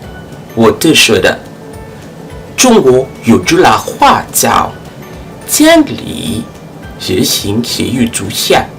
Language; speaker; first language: Chinese; non-native, learner; French